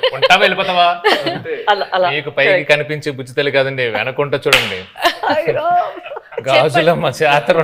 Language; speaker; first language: Telugu; native; Telugu